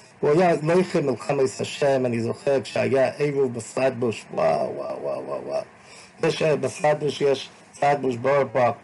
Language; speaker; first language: Hebrew; non-native, fluent; English